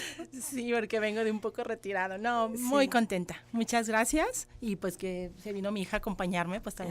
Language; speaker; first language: Spanish; native; Spanish